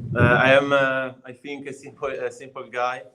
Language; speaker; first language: English; non-native, learner; Italian